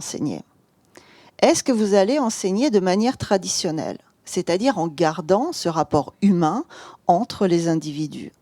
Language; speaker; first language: French; native; French